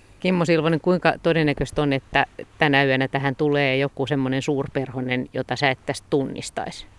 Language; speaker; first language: Finnish; native; Finnish